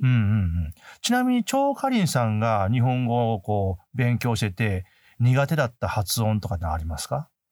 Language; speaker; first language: Japanese; native; Japanese